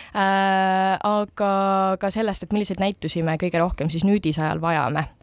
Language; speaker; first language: Estonian; native; Estonian